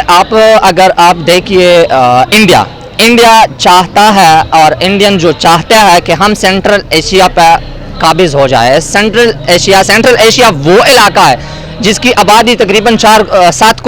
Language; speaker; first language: Hindi; non-native, local second language; Pashto